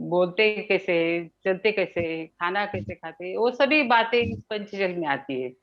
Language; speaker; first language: Hindi; non-native, fluent; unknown